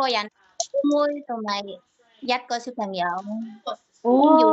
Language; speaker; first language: Cantonese; non-native, learner; Indonesian